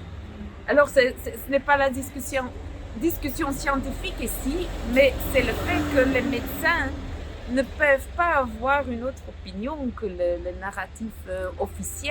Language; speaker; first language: French; non-native, local second language; Dutch